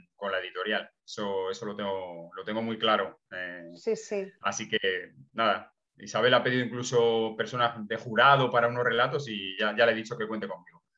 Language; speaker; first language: Spanish; native; Spanish